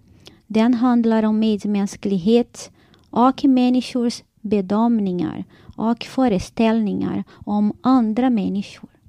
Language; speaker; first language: Swedish; non-native, fluent; Portuguese